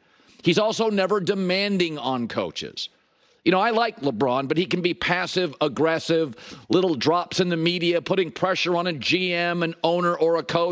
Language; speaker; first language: English; native; English